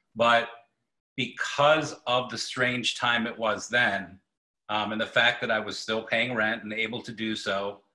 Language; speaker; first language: English; native; English